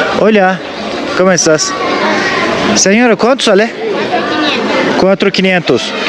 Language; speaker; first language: Spanish; non-native, learner; Turkish